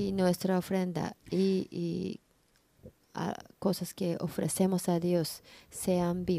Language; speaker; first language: Spanish; non-native, learner; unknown